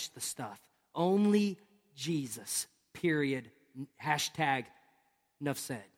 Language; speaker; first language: English; native; English